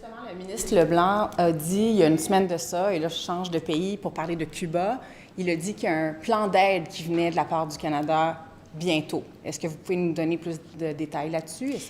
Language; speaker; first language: French; native; French